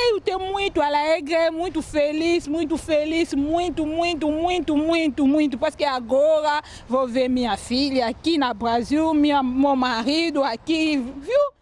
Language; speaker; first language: Portuguese; non-native, learner; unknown